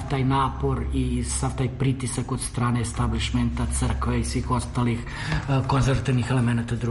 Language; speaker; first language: Serbian; native; Serbian